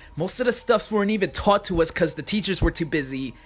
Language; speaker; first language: English; early bilingual, other home language; Japanese